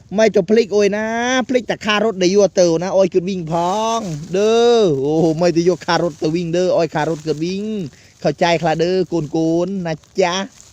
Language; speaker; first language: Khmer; native; Khmer